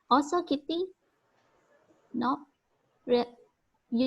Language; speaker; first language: English; non-native, learner; Thai